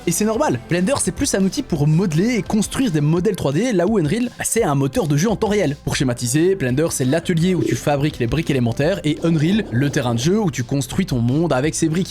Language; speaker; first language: French; native; French